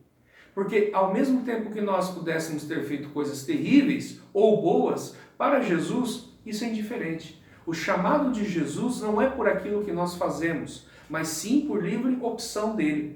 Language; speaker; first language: Portuguese; native; Portuguese